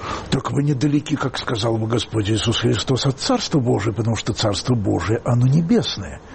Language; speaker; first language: Russian; native; Russian